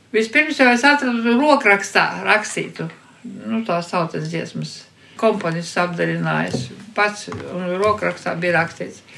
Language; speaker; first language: Latvian; non-native, local second language; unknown